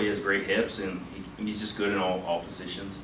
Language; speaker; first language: English; native; English